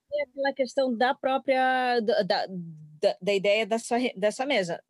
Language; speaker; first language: Portuguese; native; Portuguese